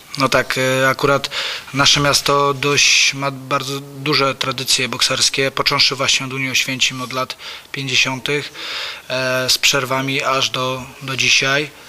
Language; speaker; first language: Polish; native; Polish